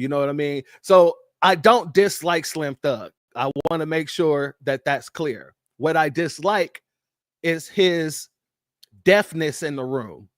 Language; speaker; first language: English; native; English